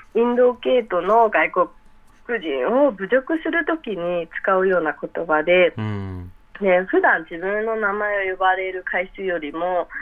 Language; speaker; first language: Japanese; early bilingual, other home language; Rohingya